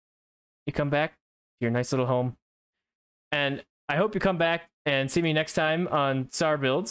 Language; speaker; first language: English; native; English